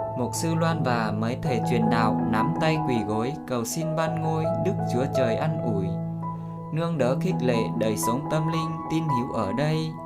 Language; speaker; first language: Vietnamese; non-native, local second language; Iu Mien